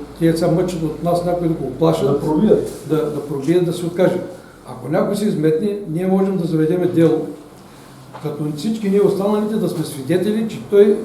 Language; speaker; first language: Bulgarian; native; Bulgarian